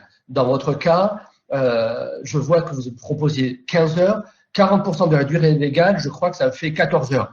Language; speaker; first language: French; native; French